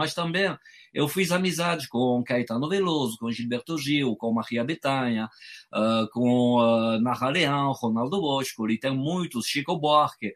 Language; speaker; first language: Portuguese; non-native, fluent; French